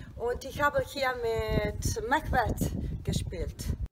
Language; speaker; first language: German; non-native, fluent; Italian